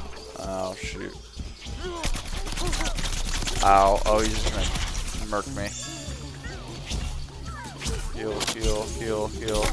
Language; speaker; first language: English; native; English